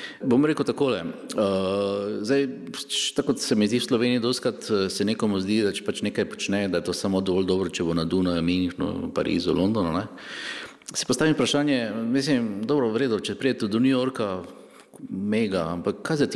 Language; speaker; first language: Slovenian; native; Slovenian